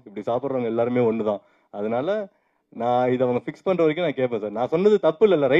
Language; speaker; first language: Tamil; native; Tamil